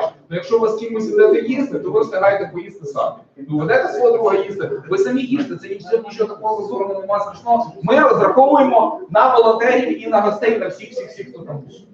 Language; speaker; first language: Ukrainian; native; Ukrainian